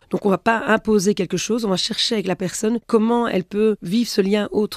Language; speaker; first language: French; native; French